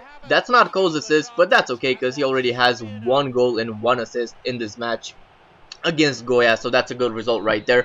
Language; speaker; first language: English; native; English